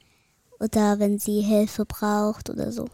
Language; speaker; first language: German; early bilingual, other home language; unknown